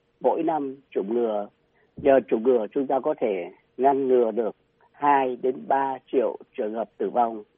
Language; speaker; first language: Vietnamese; native; Vietnamese